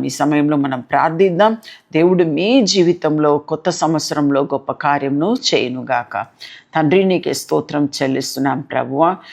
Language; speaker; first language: Telugu; non-native, local second language; Tamil